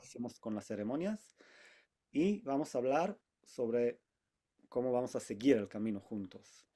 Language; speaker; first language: Spanish; non-native, fluent; Hebrew